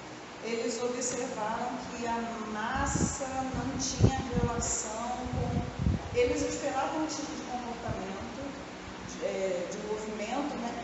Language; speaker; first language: Portuguese; native; Portuguese